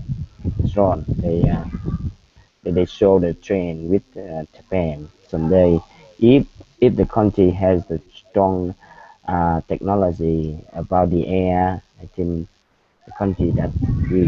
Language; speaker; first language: English; non-native, learner; Vietnamese